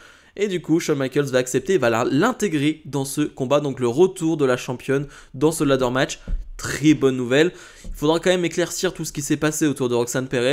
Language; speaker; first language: French; native; French